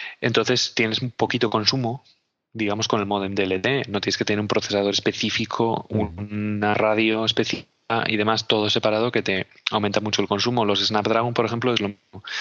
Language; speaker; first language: Spanish; native; Spanish